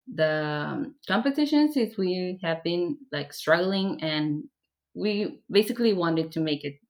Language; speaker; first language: English; non-native, fluent; Persian